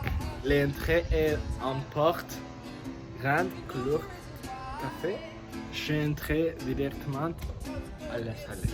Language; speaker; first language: French; non-native, learner; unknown